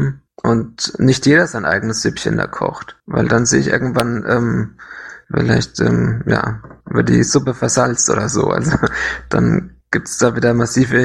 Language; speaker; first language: German; native; German